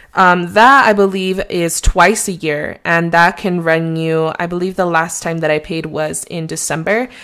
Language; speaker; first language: English; non-native, fluent; Spanish